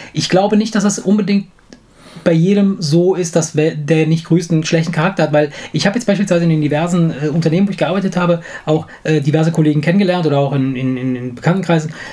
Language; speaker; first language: German; non-native, fluent; Italian